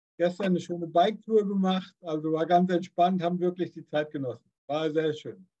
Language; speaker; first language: German; native; German